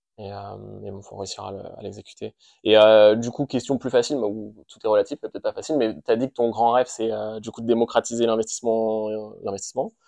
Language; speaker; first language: French; native; French